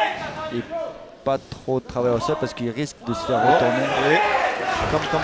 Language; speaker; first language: French; native; French